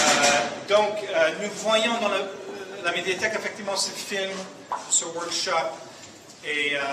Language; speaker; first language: French; non-native, fluent; English